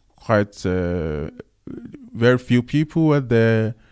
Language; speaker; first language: English; non-native, local second language; Yoruba